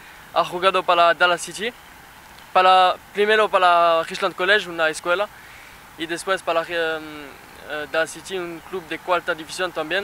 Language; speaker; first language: Spanish; non-native, learner; French